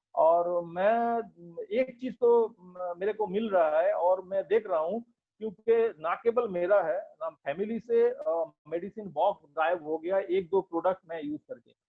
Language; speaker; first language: Hindi; non-native, local second language; Bangla